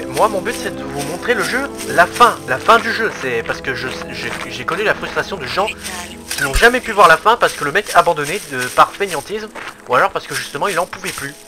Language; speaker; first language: French; native; French